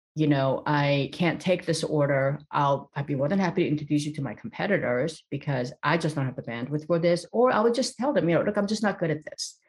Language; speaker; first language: English; early bilingual, other home language; Korean